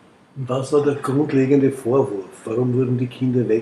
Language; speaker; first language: German; native; German